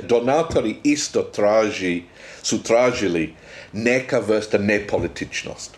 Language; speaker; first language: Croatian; non-native, fluent; English